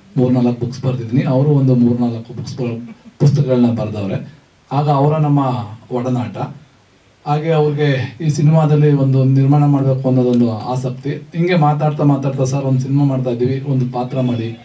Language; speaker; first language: Kannada; native; Kannada